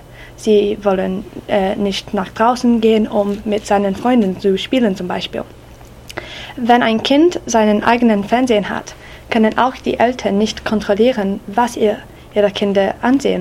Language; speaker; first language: German; non-native, learner; English